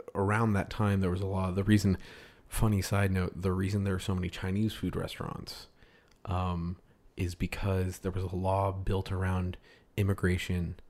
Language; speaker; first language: English; early bilingual, other home language; Italian